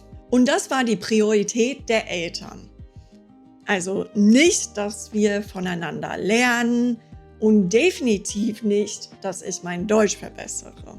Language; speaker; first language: German; non-native, fluent; English